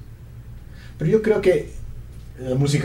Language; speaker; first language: Spanish; native; Spanish